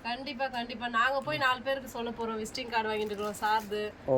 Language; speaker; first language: Tamil; native; Tamil